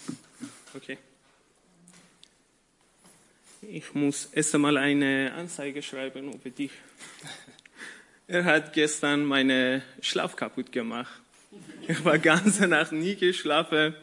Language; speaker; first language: German; non-native, learner; Persian